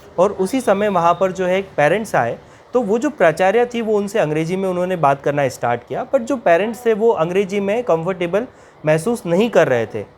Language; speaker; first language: Hindi; native; Hindi